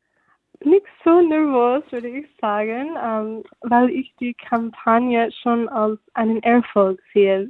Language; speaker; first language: German; non-native, fluent; English